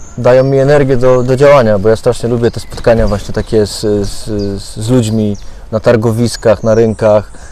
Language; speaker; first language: Polish; native; Polish